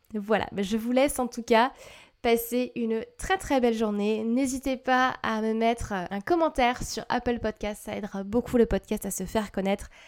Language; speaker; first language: French; native; French